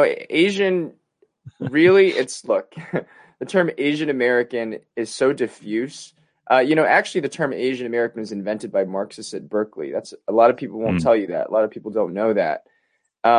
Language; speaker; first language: English; native; English